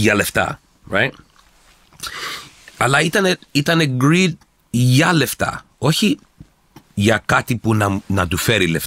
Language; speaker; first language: Greek; early bilingual, heritage; Greek